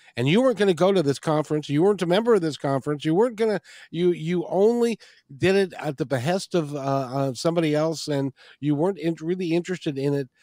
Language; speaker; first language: English; native; English